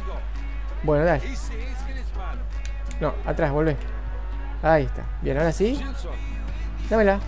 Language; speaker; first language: Spanish; native; Spanish